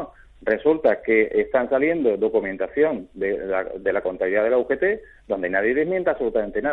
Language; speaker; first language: Spanish; native; Spanish